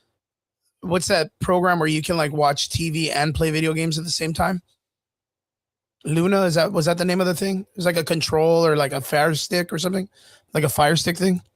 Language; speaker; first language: English; native; English